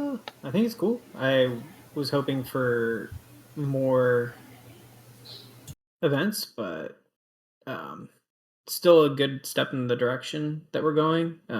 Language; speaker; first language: English; native; English